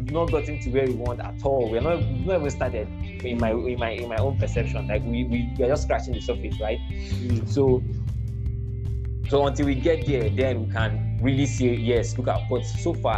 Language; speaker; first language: English; non-native, local second language; Igbo